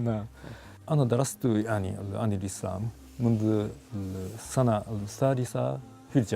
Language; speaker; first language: Arabic; non-native, fluent; Japanese